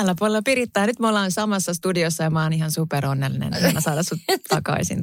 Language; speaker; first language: Finnish; native; Finnish